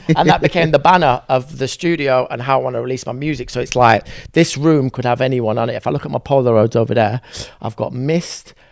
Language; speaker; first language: English; native; English